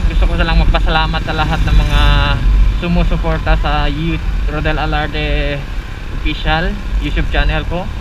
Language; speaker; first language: Filipino; non-native, local second language; Cebuano